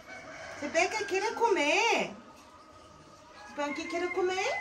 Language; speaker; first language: Spanish; non-native, learner; English